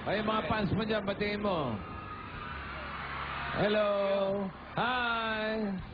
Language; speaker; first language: Filipino; native; Filipino